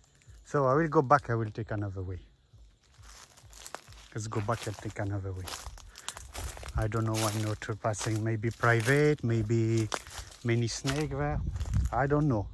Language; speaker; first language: English; non-native, learner; French